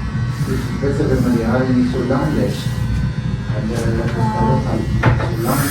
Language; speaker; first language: German; non-native, fluent; Filipino